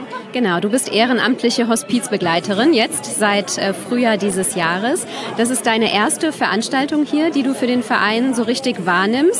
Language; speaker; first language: German; native; German